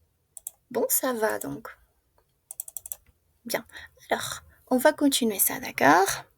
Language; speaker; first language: French; non-native, fluent; Spanish